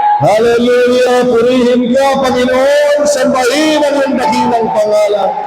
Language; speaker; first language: Filipino; native; Filipino